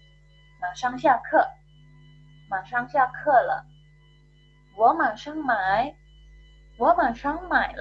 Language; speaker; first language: Chinese; non-native, fluent; Indonesian